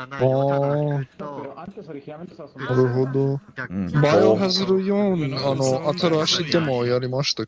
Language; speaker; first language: Japanese; non-native, learner; English